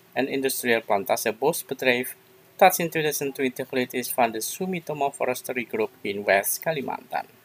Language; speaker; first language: Dutch; non-native, local second language; Indonesian